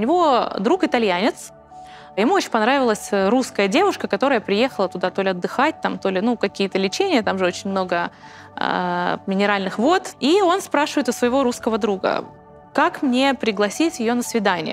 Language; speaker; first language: Russian; native; Russian